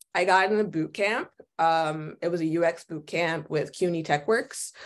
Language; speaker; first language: English; native; English